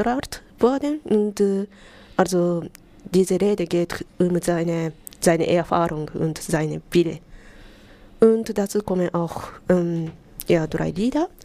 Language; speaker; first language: German; non-native, learner; Japanese